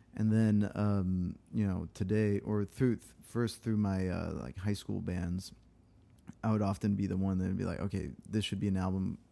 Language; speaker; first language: English; early bilingual, other home language; French